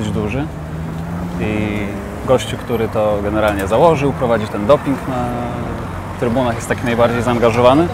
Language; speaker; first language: Polish; native; Polish